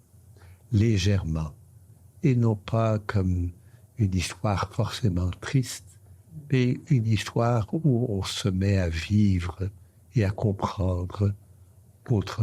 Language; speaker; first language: French; native; French